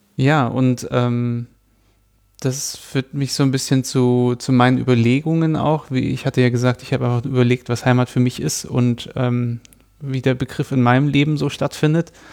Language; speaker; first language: German; native; German